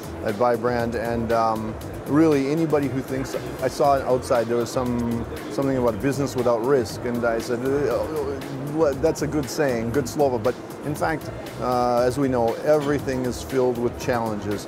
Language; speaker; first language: English; native; English